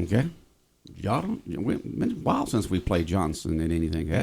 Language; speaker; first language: English; native; English